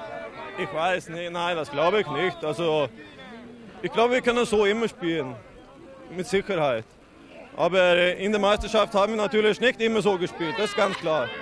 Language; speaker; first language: German; non-native, fluent; Swedish